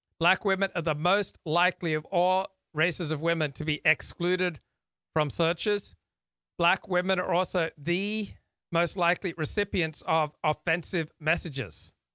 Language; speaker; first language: English; native; English